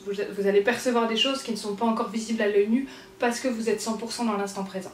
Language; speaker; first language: French; native; French